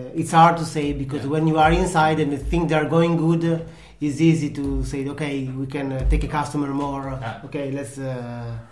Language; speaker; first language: English; non-native, learner; Italian